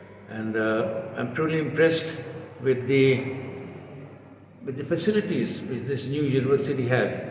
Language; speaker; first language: English; non-native, local second language; Bangla